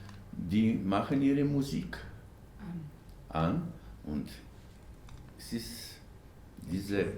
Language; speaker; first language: German; non-native, learner; Slovenian